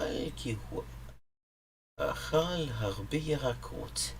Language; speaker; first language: Hebrew; non-native, learner; English